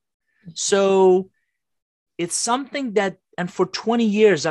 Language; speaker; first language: English; non-native, fluent; Persian